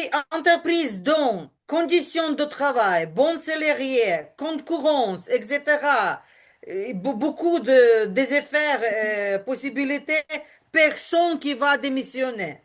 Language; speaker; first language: French; non-native, learner; Ukrainian